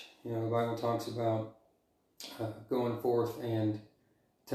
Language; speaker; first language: English; native; English